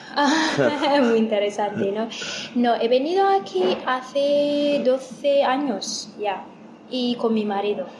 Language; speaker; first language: Spanish; non-native, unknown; Amharic